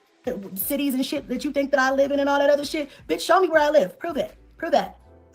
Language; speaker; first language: English; native; English